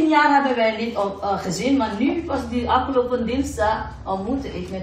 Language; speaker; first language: Dutch; non-native, fluent; Indonesian